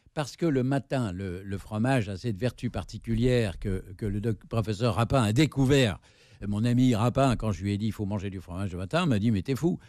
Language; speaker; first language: French; native; French